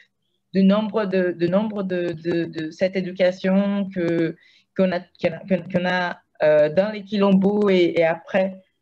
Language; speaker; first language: French; non-native, fluent; Portuguese